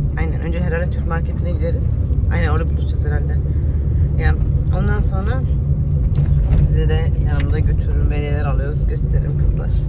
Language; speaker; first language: Turkish; early bilingual, heritage; Turkish